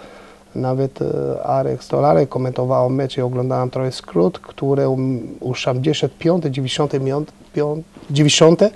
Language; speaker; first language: Polish; non-native, fluent; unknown